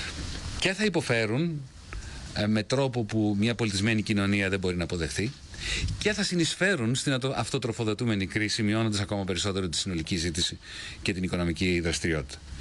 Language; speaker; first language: Greek; native; Greek